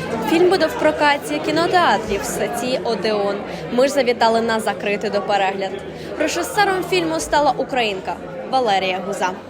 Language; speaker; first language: Ukrainian; native; Ukrainian